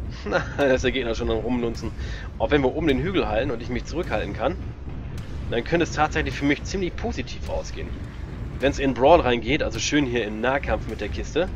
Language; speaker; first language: German; native; German